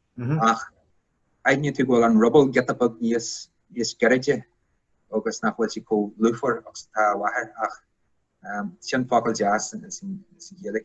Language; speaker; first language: Irish; non-native, local second language; English